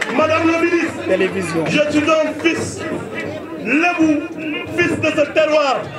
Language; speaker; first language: French; non-native, local second language; Wolof